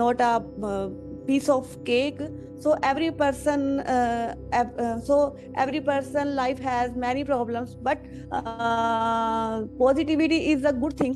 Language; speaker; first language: English; non-native, learner; Hindi